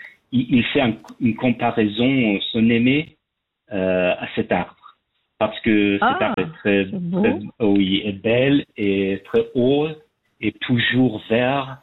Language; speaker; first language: French; non-native, fluent; Persian